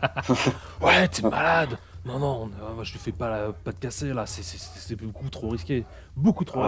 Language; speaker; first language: French; native; French